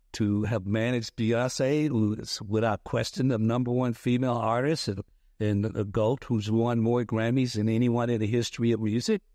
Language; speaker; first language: English; native; English